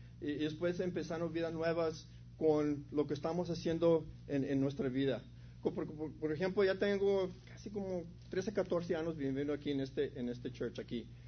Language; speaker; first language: Spanish; early bilingual, heritage; Spanish